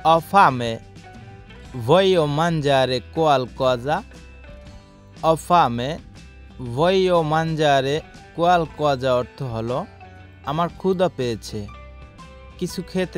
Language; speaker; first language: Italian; non-native, learner; Bangla